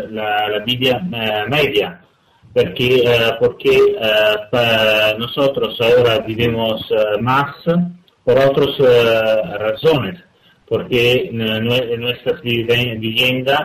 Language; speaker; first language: Spanish; non-native, fluent; Italian